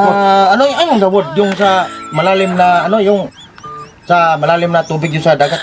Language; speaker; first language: Filipino; non-native, local second language; Cebuano